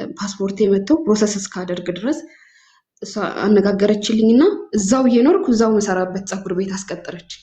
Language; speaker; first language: Amharic; native; Amharic